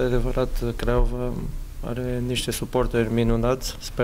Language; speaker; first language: Romanian; non-native, fluent; Portuguese